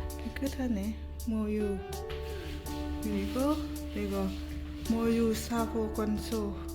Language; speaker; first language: Korean; non-native, learner; Lao